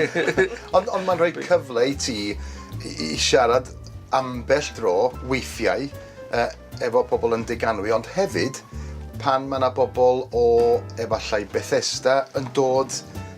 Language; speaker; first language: Welsh; native; Welsh